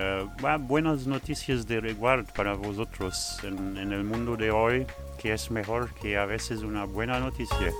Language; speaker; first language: Spanish; non-native, fluent; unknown